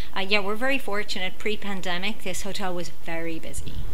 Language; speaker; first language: English; native; English